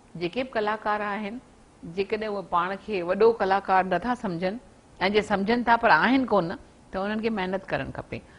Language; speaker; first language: Sindhi; early bilingual, heritage; Sindhi